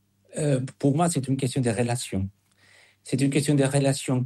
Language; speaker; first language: French; non-native, fluent; Spanish